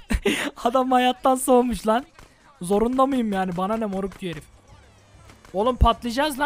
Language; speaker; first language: Turkish; native; Turkish